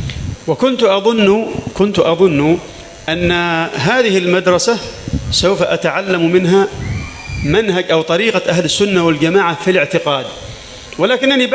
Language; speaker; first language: Arabic; native; Arabic